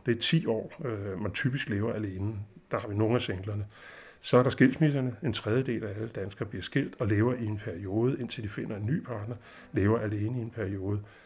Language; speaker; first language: Danish; native; Danish